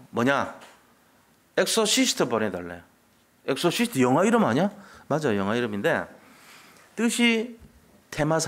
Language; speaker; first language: Korean; native; Korean